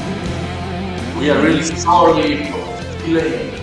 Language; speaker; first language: English; non-native, learner; Italian